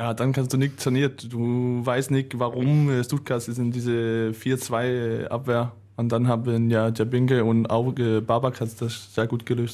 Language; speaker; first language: German; non-native, learner; Danish